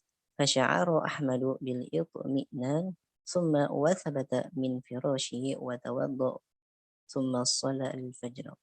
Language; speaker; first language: Arabic; non-native, learner; Indonesian